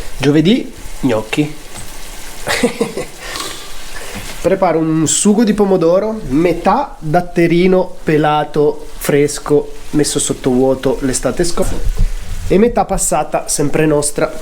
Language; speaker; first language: Italian; native; Italian